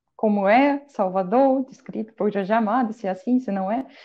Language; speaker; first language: Portuguese; non-native, fluent; Russian